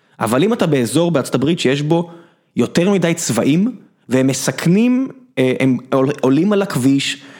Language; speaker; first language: Hebrew; native; Hebrew